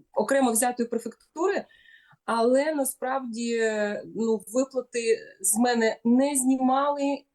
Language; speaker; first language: Ukrainian; native; Ukrainian